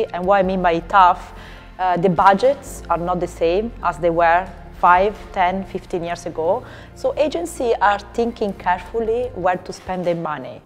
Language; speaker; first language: English; non-native, fluent; Italian